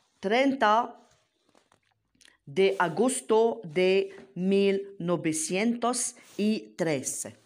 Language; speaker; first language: Spanish; non-native, learner; Arabic